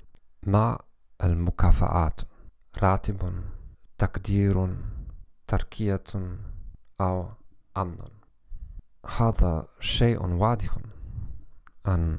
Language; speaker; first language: Arabic; non-native, learner; German